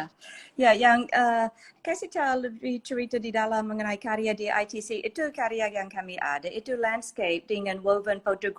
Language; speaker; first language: Indonesian; non-native, fluent; English